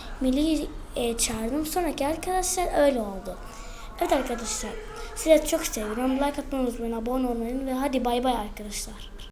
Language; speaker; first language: Turkish; early bilingual, heritage; Turkish